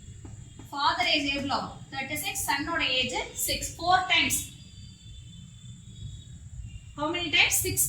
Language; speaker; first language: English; non-native, local second language; Tamil